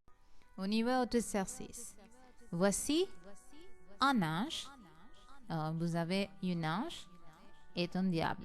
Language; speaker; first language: French; non-native, learner; Spanish